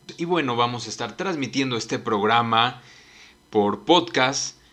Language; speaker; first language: Spanish; native; Spanish